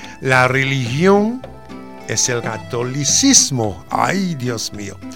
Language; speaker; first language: Spanish; non-native, fluent; Haitian Creole